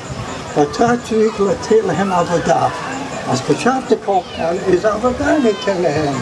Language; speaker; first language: Hebrew; non-native, fluent; English